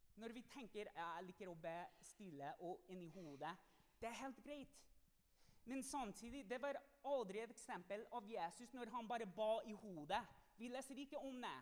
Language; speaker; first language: Norwegian; non-native, fluent; English